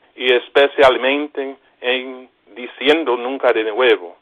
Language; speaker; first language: Spanish; non-native, learner; English